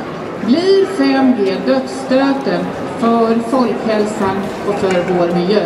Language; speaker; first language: Swedish; native; Swedish